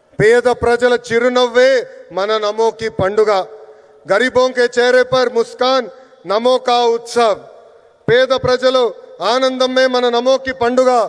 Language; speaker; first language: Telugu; native; Telugu